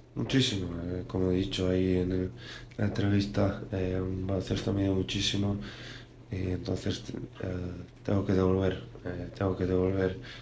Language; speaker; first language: Spanish; non-native, fluent; Slovenian